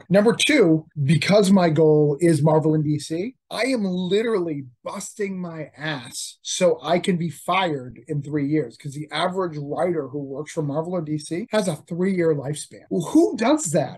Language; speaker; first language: English; native; English